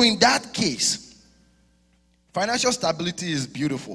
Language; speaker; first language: English; non-native, local second language; Yoruba